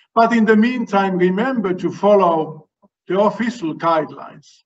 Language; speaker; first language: English; non-native, fluent; Finnish